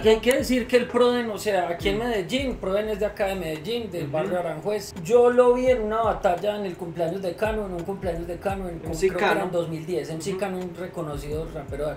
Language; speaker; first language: Spanish; native; Spanish